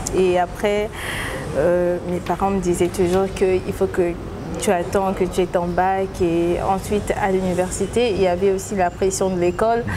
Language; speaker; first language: French; non-native, local second language; Lingala